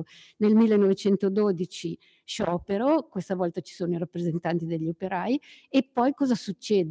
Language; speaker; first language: Italian; native; Italian